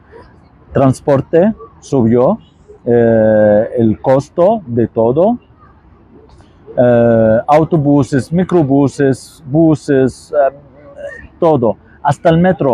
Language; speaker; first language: Spanish; non-native, fluent; Arabic